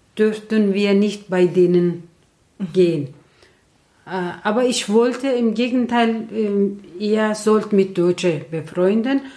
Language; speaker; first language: German; non-native, learner; Kurdish